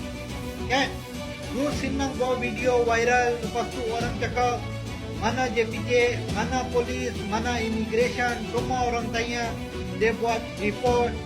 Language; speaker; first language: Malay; non-native, learner; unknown